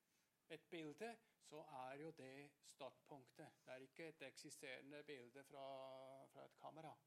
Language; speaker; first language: Norwegian; non-native, fluent; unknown